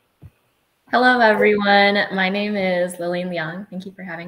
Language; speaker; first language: English; native; English